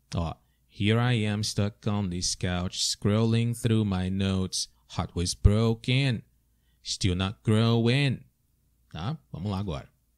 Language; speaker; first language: English; non-native, fluent; Portuguese